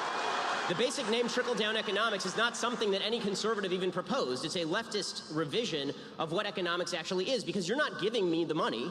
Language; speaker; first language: English; native; English